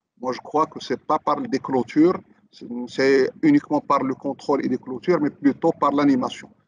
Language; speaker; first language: French; non-native, local second language; Arabic